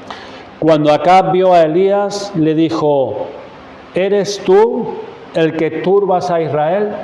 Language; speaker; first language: Spanish; native; Spanish